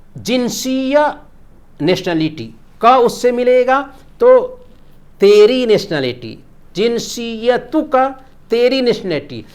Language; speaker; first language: Urdu; native; Urdu